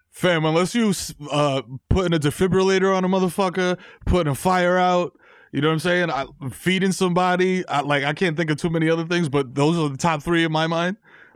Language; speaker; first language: English; early bilingual, other home language; Spanish